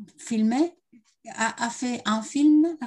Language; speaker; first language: French; non-native, learner; Spanish